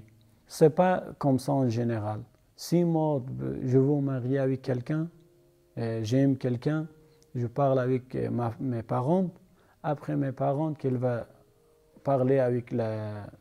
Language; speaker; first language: French; non-native, learner; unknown